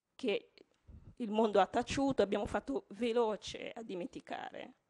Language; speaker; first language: Italian; non-native, fluent; Kinyarwanda